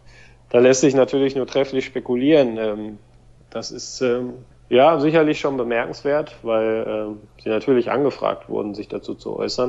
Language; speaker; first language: German; native; German